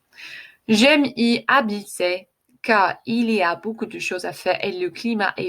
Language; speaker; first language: French; non-native, fluent; English